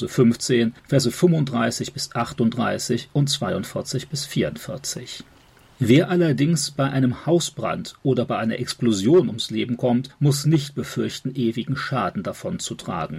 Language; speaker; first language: German; native; German